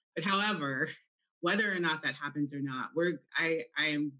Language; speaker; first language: English; native; English